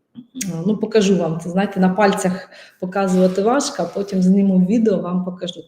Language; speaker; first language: Ukrainian; non-native, local second language; Russian